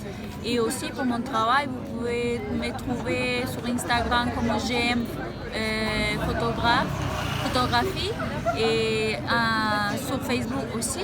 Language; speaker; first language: French; non-native, fluent; Spanish